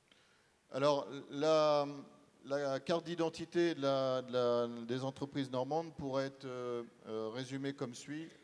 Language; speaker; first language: French; native; French